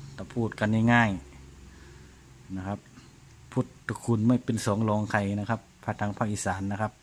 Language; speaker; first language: Thai; non-native, local second language; Northeastern Thai